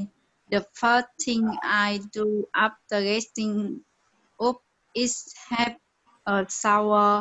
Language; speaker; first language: English; non-native, learner; Vietnamese